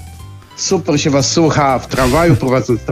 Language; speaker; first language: Polish; native; Polish